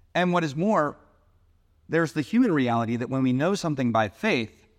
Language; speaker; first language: English; native; English